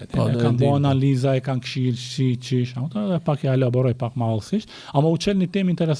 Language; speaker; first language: Albanian; native; Albanian